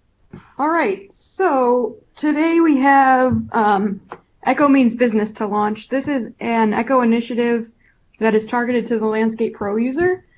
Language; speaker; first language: English; native; English